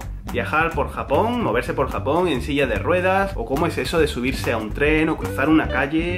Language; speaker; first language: Spanish; native; Spanish